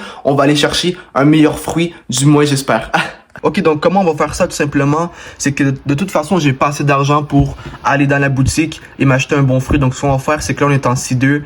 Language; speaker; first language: French; native; French